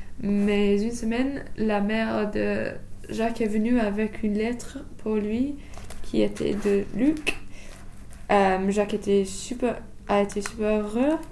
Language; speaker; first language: French; non-native, learner; English